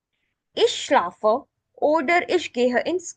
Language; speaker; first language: German; non-native, fluent; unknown